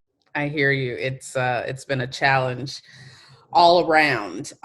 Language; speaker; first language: English; native; English